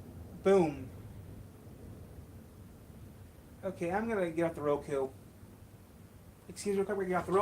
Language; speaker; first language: English; native; English